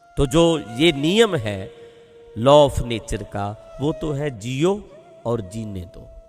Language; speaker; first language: Hindi; non-native, local second language; Punjabi